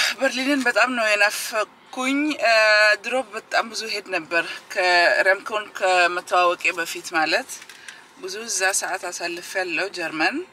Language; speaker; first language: Amharic; early bilingual, heritage; Amharic